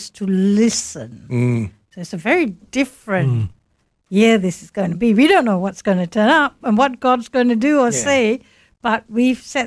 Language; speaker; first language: English; non-native, local second language; Malayalam